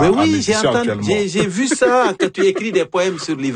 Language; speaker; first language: French; native; French